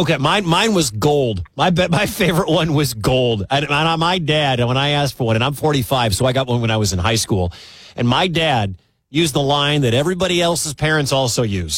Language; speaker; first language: English; native; English